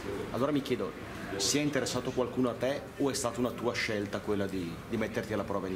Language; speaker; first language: Italian; native; Italian